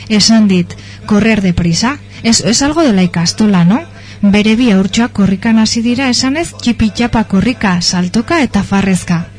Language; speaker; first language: Basque; native; Basque